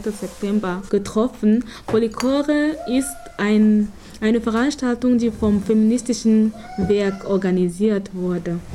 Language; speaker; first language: German; non-native, fluent; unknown